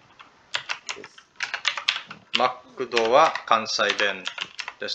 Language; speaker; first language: Japanese; non-native, learner; English